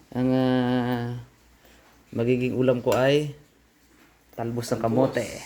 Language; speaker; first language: Filipino; native; Filipino